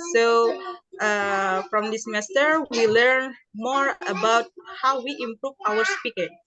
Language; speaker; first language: English; non-native, learner; Indonesian